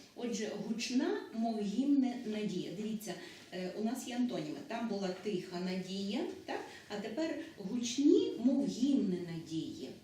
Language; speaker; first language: Ukrainian; native; Ukrainian